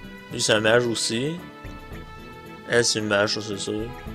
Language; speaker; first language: French; native; French